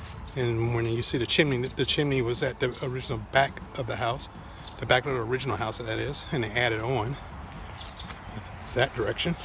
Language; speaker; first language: English; native; English